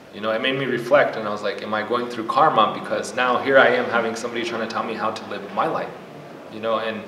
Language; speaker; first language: English; native; English